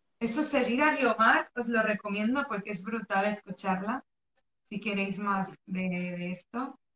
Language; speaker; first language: Spanish; early bilingual, other home language; Arabic